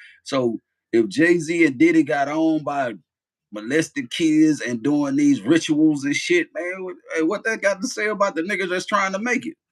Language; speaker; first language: English; native; English